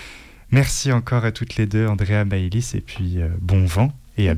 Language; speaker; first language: French; native; French